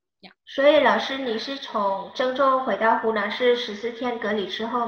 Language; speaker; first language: Chinese; non-native, fluent; Indonesian